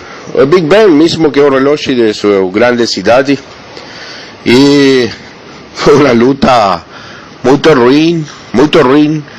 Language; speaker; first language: Portuguese; non-native, learner; Spanish